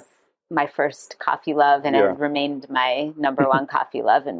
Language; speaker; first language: English; non-native, fluent; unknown